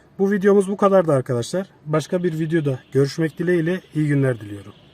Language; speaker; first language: Turkish; native; Turkish